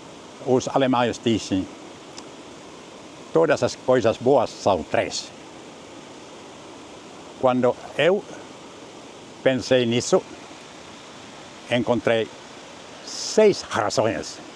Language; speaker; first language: Portuguese; non-native, learner; Finnish